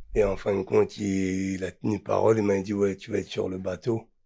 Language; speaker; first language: French; native; French